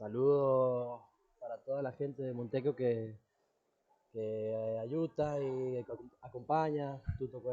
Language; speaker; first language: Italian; non-native, learner; Spanish